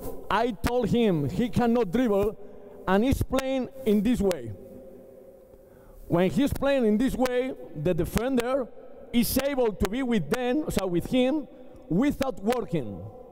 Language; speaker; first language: English; non-native, learner; Spanish